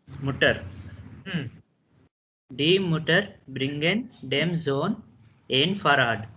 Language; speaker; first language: German; non-native, learner; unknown